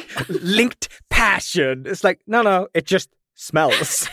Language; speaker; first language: English; native; English